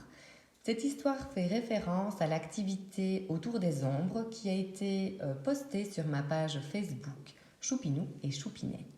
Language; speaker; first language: French; native; French